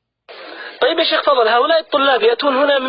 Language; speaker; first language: Arabic; native; Arabic